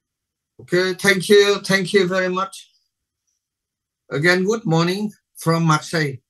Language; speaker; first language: English; non-native, learner; Vietnamese